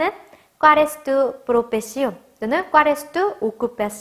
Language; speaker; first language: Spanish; non-native, fluent; Korean